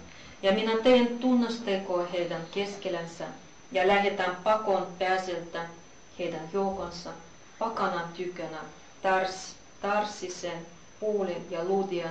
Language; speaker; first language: Finnish; non-native, learner; Russian